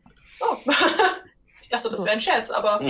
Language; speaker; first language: German; native; German